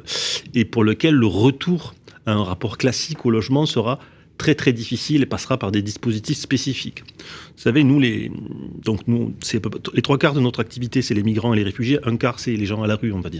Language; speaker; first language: French; native; French